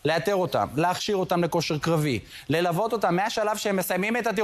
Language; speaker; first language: Hebrew; native; Hebrew